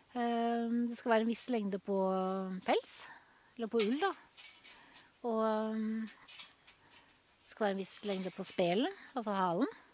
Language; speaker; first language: Norwegian; native; Norwegian